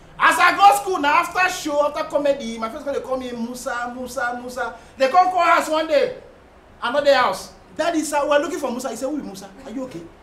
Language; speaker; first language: Nigerian Pidgin; non-native, local second language; Hausa